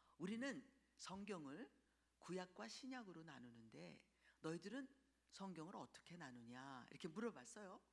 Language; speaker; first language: Korean; early bilingual, heritage; Korean